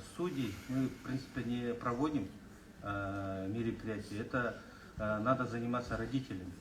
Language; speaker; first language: Russian; non-native, local second language; Kazakh